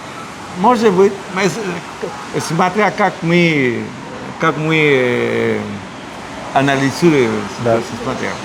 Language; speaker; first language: Russian; non-native, learner; Spanish